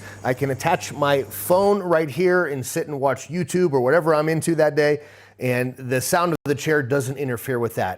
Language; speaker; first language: English; native; English